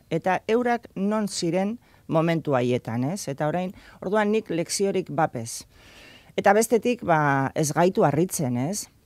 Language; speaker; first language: Basque; non-native, local second language; Spanish